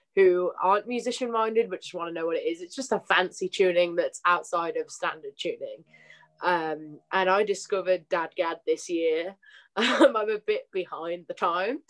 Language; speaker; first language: English; native; English